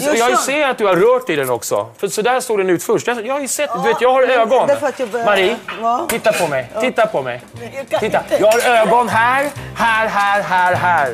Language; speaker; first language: Swedish; native; Swedish